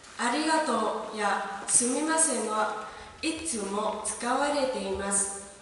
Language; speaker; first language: Japanese; non-native, learner; Vietnamese